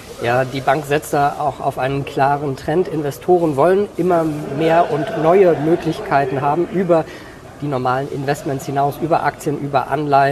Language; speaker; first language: German; native; German